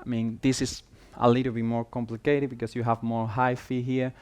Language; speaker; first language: English; non-native, fluent; Spanish